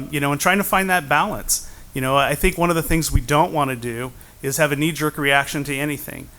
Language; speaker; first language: English; native; English